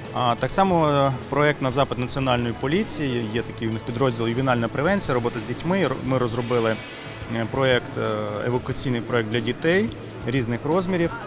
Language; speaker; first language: Ukrainian; native; Ukrainian